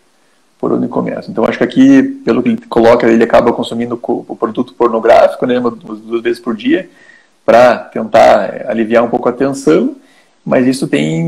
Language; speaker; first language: Portuguese; native; Portuguese